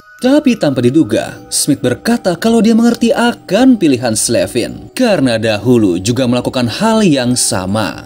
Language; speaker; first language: Indonesian; native; Indonesian